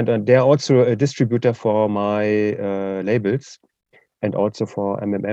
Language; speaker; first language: English; non-native, fluent; German